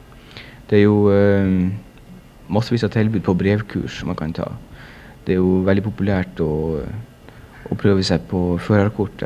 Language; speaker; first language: Norwegian; native; Norwegian